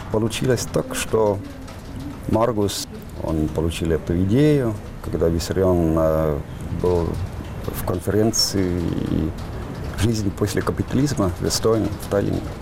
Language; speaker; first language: Russian; non-native, fluent; Estonian